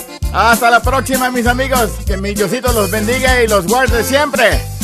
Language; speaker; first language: Spanish; early bilingual, heritage; Spanish